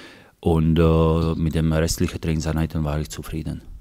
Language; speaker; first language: German; non-native, fluent; Hungarian